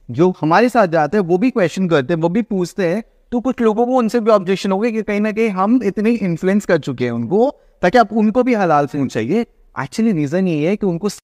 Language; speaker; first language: Hindi; native; Hindi